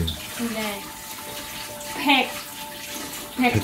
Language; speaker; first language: Korean; non-native, fluent; Khmer